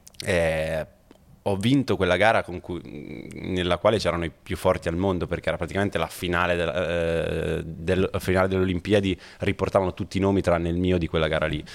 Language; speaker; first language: Italian; native; Italian